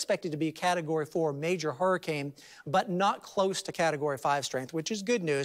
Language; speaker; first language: English; native; English